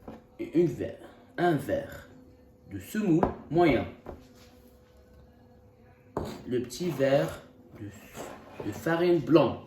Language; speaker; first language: French; non-native, local second language; Arabic